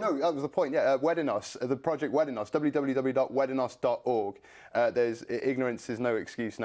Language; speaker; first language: English; native; English